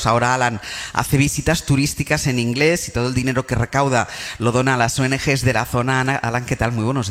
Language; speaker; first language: Spanish; native; Spanish